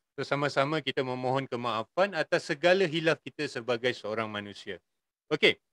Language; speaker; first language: Malay; native; Malay